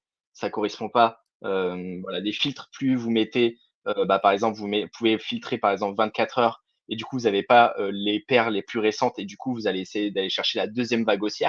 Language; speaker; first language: French; native; French